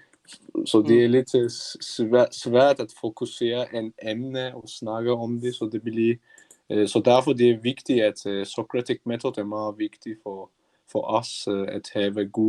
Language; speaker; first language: Danish; non-native, learner; Turkish